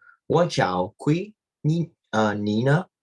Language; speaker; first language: Chinese; non-native, learner; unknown